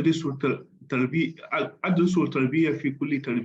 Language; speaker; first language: Arabic; non-native, learner; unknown